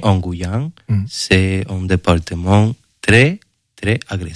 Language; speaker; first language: French; non-native, learner; Spanish